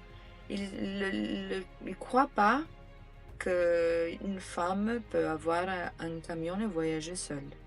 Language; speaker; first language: French; non-native, fluent; Italian